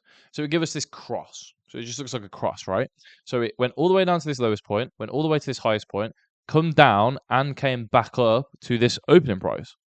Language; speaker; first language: English; native; English